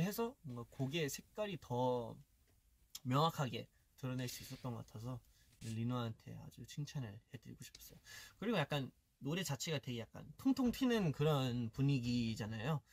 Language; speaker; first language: Korean; early bilingual, heritage; Korean